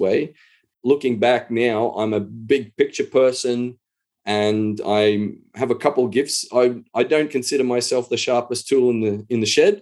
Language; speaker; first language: English; native; English